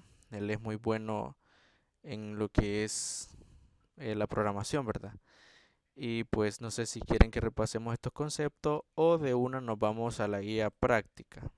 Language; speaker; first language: Spanish; native; Spanish